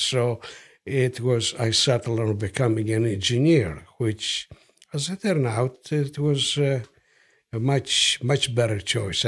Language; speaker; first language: English; non-native, fluent; Greek